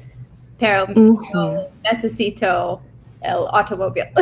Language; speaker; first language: Spanish; non-native, learner; English